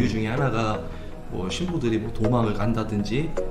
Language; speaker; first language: Korean; native; Korean